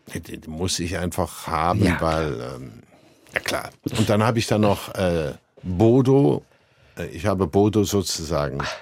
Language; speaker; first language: German; native; German